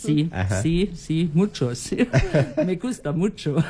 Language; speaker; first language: Spanish; non-native, learner; German